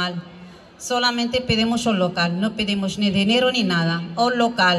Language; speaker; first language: Spanish; non-native, fluent; Arabic